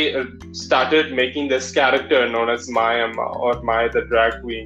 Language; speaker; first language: English; non-native, local second language; Malayalam